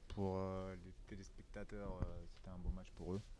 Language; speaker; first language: French; native; French